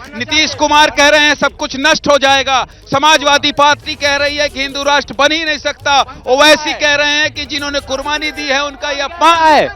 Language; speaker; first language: Hindi; native; Hindi